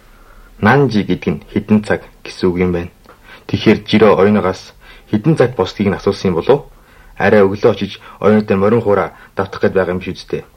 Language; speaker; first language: Mongolian; native; Mongolian